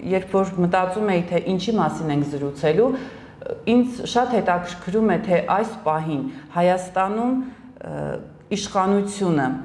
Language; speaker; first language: Armenian; native; Armenian